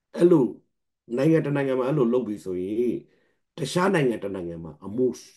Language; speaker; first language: Burmese; non-native, local second language; Rohingya